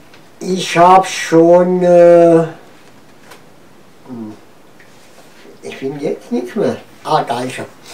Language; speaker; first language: German; non-native, learner; Romanian